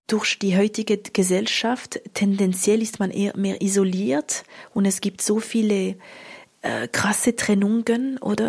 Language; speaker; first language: German; non-native, local second language; French